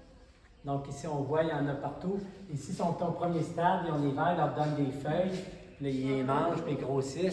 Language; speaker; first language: French; native; French